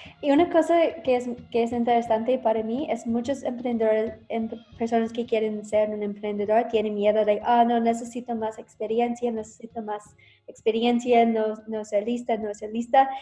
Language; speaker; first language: Spanish; non-native, learner; English